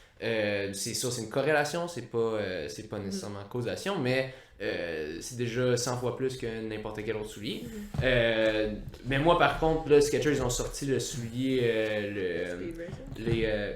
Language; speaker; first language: French; native; French